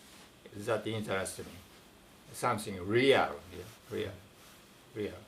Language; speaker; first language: English; non-native, fluent; Japanese